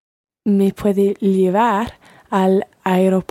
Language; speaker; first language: Spanish; non-native, learner; English